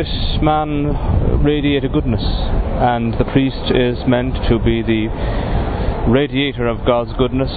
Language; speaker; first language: English; native; English